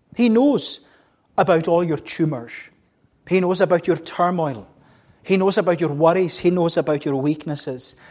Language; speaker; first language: English; native; English